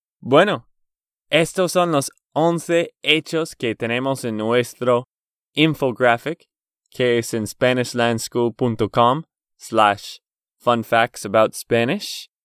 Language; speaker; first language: Spanish; non-native, fluent; English